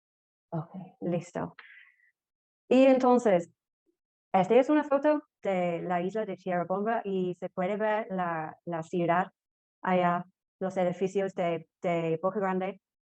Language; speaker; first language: Spanish; non-native, fluent; English